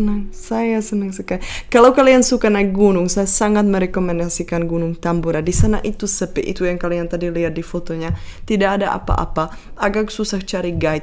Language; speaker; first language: Indonesian; non-native, fluent; Czech